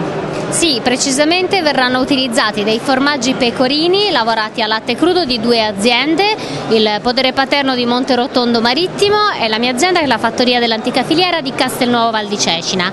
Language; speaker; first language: Italian; native; Italian